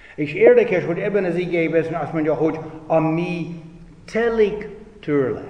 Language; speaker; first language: Hungarian; non-native, fluent; English